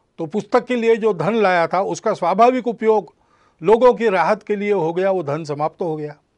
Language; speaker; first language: Hindi; non-native, local second language; Marathi